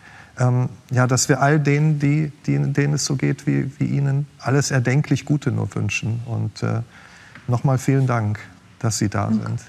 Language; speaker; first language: German; native; German